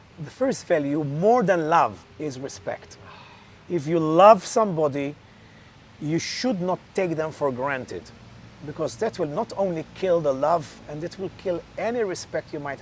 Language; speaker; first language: English; non-native, local second language; Maltese